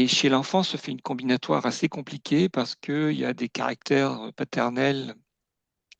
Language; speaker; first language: French; native; French